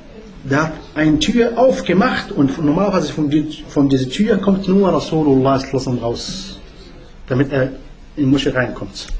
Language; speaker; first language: German; non-native, learner; Arabic